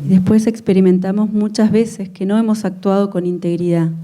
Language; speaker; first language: Spanish; native; Spanish